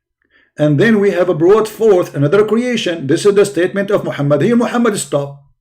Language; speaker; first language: English; non-native, fluent; Arabic